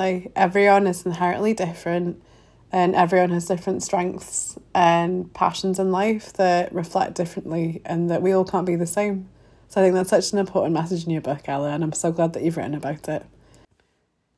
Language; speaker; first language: English; native; English